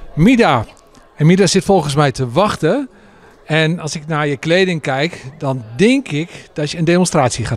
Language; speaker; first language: Dutch; native; Dutch